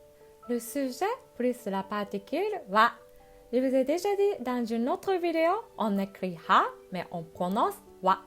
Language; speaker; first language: French; non-native, fluent; Japanese